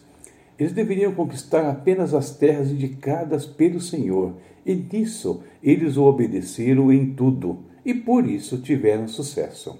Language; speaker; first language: Portuguese; native; Portuguese